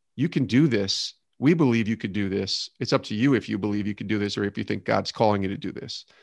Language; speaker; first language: English; native; English